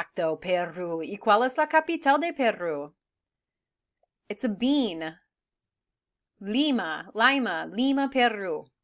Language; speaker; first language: Spanish; non-native, fluent; English